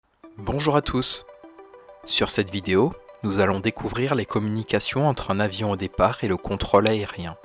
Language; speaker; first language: French; native; French